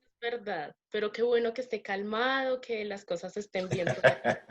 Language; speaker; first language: Spanish; native; Spanish